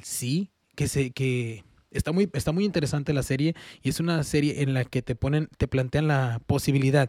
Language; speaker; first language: Spanish; early bilingual, heritage; Spanish